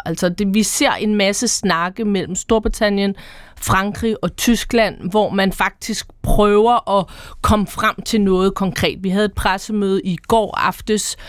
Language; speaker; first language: Danish; native; Danish